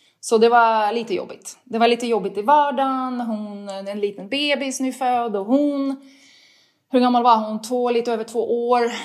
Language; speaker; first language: Swedish; non-native, fluent; Russian